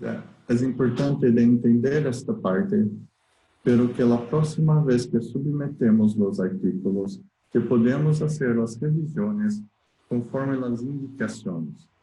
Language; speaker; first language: Spanish; non-native, learner; Portuguese